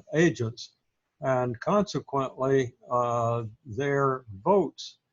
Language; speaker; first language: English; native; English